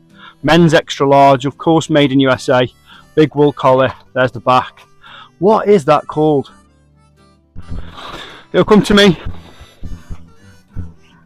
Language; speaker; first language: English; native; English